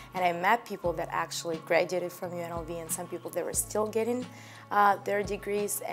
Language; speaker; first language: English; non-native, fluent; Russian